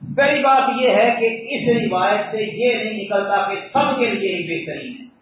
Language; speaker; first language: Urdu; non-native, local second language; Punjabi